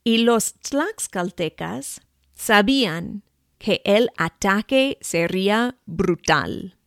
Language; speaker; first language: Spanish; non-native, fluent; English